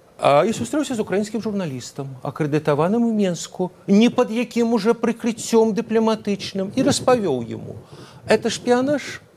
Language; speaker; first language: Belarusian; non-native, local second language; Russian